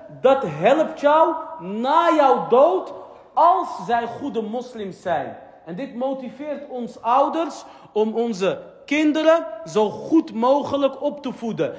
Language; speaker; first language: Dutch; early bilingual, other home language; Arabic